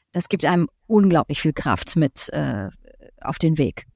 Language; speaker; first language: German; native; German